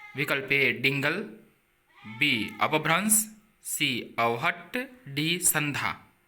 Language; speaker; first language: Hindi; native; Hindi